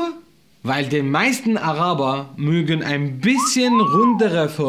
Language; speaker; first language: German; non-native, fluent; Arabic